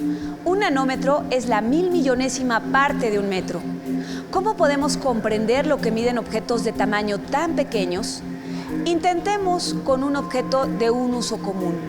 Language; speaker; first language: Spanish; native; Spanish